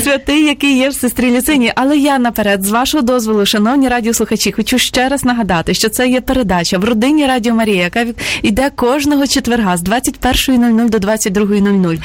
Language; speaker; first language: Ukrainian; native; Ukrainian